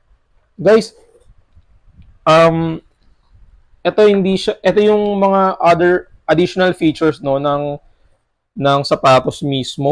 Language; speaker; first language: Filipino; native; Filipino